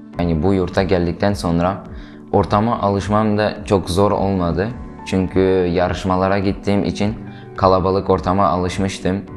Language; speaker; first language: Turkish; non-native, fluent; Uyghur